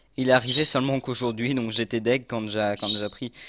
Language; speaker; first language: French; native; French